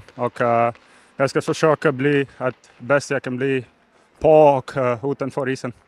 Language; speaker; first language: Swedish; non-native, learner; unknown